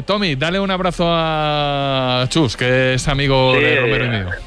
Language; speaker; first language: Spanish; native; Spanish